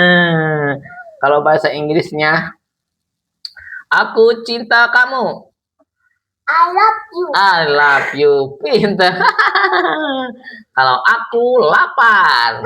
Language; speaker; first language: Indonesian; non-native, local second language; Sundanese